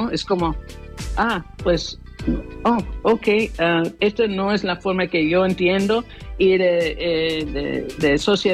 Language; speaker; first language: Spanish; non-native, fluent; English